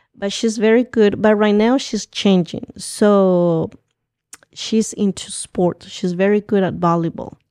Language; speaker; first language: English; early bilingual, other home language; Spanish